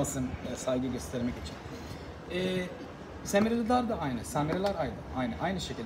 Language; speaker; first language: Turkish; non-native, learner; Arabic